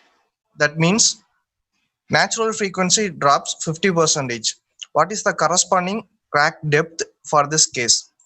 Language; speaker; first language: English; non-native, local second language; Tamil